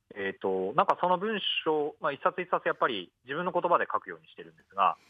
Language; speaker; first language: Japanese; native; Japanese